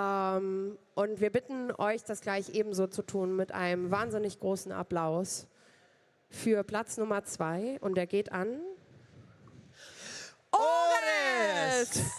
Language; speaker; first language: German; native; German